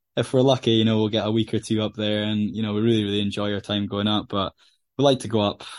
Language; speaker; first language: English; native; English